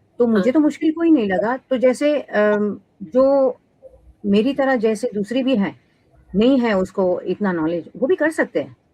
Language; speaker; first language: Hindi; native; Hindi